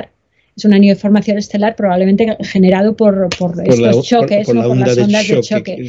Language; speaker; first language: Spanish; native; Spanish